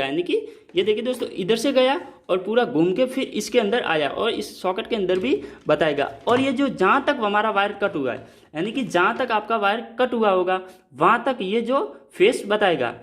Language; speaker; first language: Hindi; native; Hindi